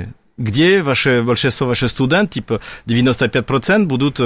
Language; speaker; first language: Russian; non-native, fluent; French